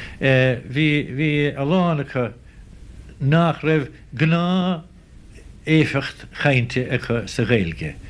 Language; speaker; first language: Irish; native; Irish